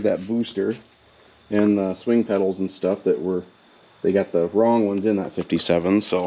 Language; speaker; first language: English; native; English